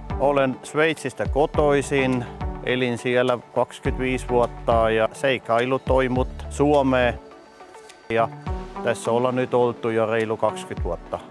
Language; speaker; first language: Finnish; non-native, fluent; German